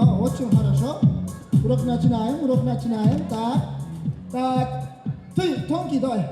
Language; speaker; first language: Russian; non-native, local second language; Kyrgyz